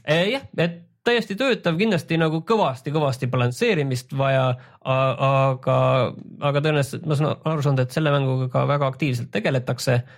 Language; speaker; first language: Estonian; native; Estonian